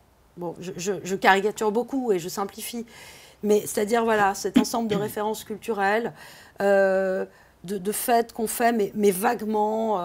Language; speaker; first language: French; native; French